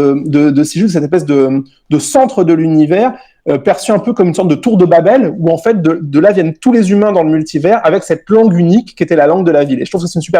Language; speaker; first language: French; native; French